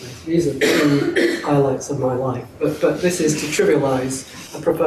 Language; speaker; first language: English; native; English